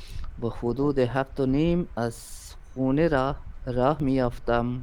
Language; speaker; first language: Persian; non-native, learner; Urdu